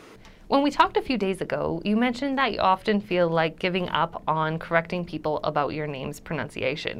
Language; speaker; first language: English; native; English